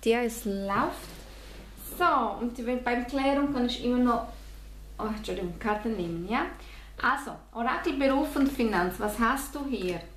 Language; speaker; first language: German; non-native, fluent; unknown